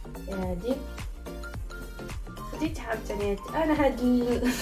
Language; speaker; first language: Arabic; native; Arabic